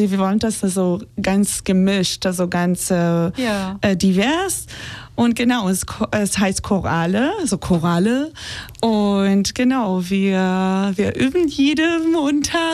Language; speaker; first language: German; non-native, fluent; Hebrew